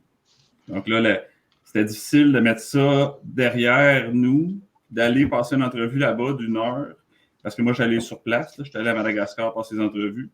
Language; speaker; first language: French; native; French